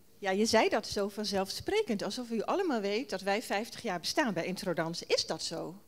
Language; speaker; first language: Dutch; native; Dutch